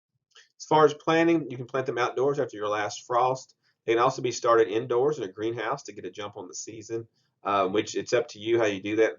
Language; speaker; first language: English; native; English